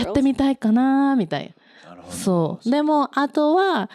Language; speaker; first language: Japanese; non-native, learner; Spanish